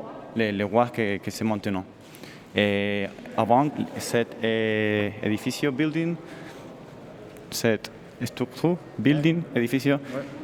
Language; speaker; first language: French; non-native, learner; Spanish